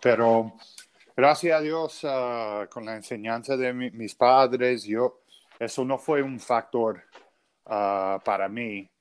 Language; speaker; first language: Spanish; non-native, fluent; English